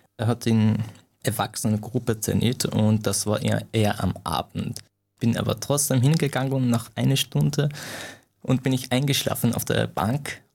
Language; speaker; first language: German; non-native, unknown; Persian